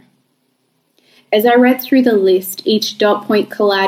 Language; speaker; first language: English; native; English